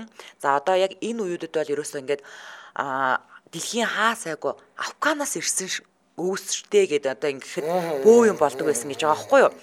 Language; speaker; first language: Mongolian; native; Mongolian